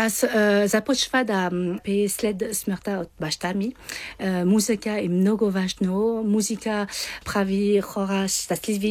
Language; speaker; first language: Bulgarian; non-native, learner; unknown